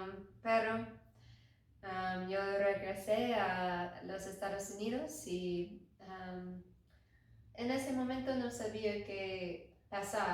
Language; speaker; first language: Spanish; non-native, learner; English